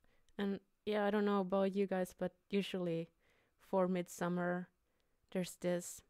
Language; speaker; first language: English; non-native, fluent; Finnish